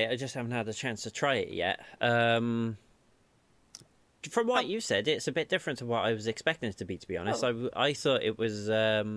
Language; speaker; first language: English; native; English